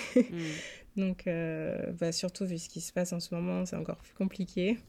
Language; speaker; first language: French; native; French